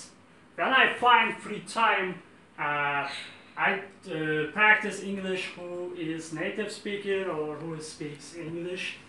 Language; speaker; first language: English; non-native, learner; Azerbaijani